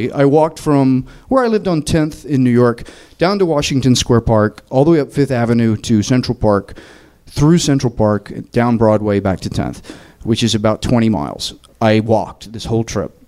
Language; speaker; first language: English; native; English